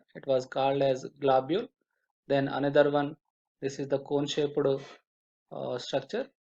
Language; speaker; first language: English; non-native, local second language; Telugu